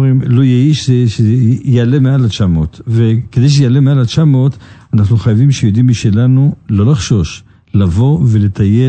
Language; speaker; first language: Hebrew; native; Hebrew